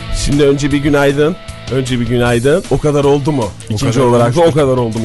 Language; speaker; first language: Turkish; native; Turkish